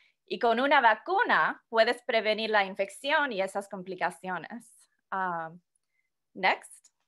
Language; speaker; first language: Spanish; non-native, fluent; English